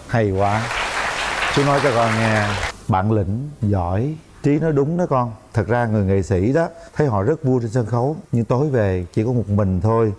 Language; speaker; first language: Vietnamese; native; Vietnamese